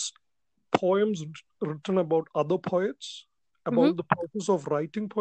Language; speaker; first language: English; non-native, local second language; Malayalam